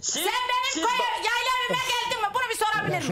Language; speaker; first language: Turkish; native; Turkish